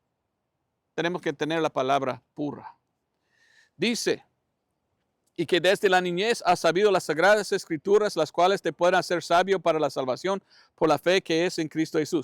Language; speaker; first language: Spanish; non-native, fluent; English